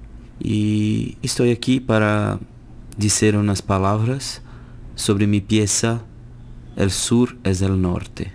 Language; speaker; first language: Spanish; non-native, fluent; Portuguese